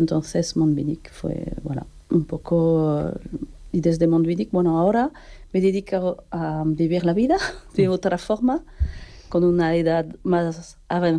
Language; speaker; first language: Spanish; non-native, fluent; French